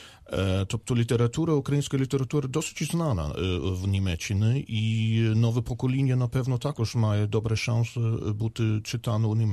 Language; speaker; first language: Ukrainian; non-native, learner; German